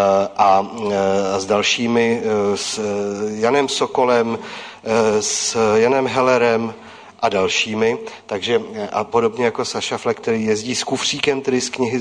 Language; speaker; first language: Czech; native; Czech